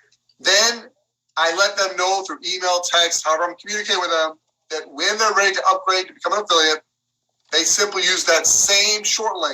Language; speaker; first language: English; native; English